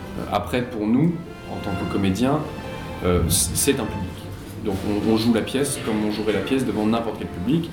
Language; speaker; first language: French; native; French